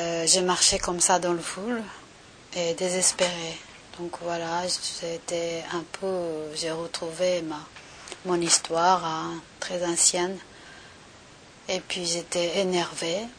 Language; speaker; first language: French; non-native, learner; Japanese